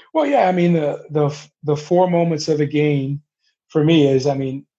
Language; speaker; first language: English; native; English